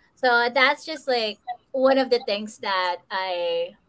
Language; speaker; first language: English; non-native, local second language; Filipino